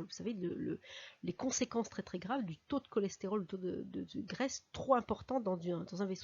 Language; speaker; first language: French; native; French